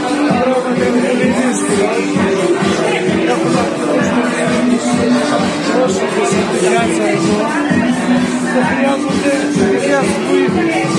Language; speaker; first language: Greek; non-native, fluent; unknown